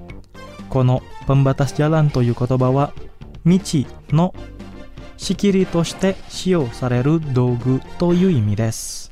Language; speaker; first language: Japanese; non-native, fluent; Indonesian